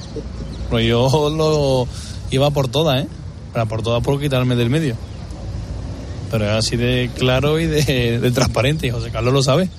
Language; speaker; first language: Spanish; native; Spanish